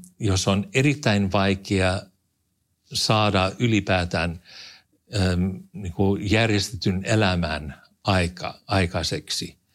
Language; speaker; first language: Finnish; non-native, fluent; English